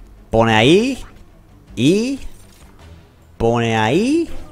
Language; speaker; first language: Spanish; non-native, learner; English